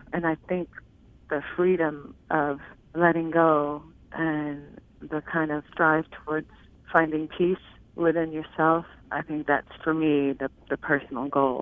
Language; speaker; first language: English; native; English